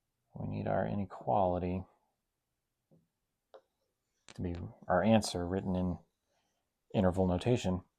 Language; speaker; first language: English; native; English